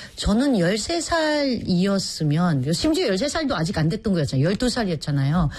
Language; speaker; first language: Korean; native; Korean